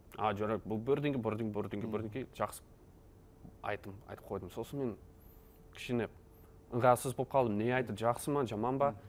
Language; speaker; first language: Kazakh; non-native, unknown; Dutch